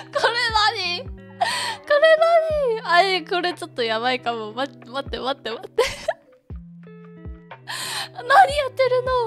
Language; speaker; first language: Japanese; non-native, learner; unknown